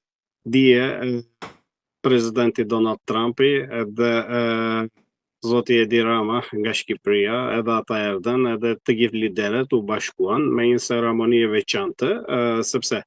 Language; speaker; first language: Albanian; non-native, fluent; Turkish